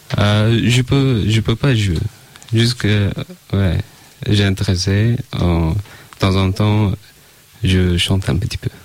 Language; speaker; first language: French; non-native, learner; Persian